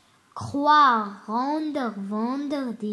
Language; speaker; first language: French; non-native, learner; Arabic